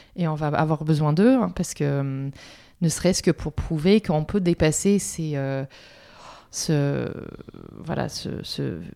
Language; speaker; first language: French; non-native, fluent; English